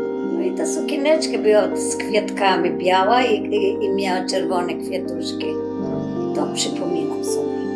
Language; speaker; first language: Polish; early bilingual, other home language; Macedonian